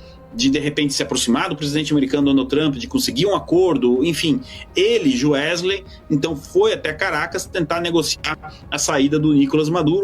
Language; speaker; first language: Portuguese; native; Portuguese